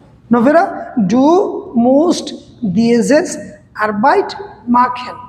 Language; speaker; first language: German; non-native, fluent; Bangla